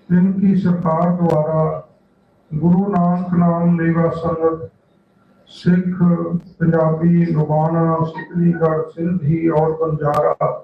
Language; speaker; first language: Hindi; non-native, local second language; Punjabi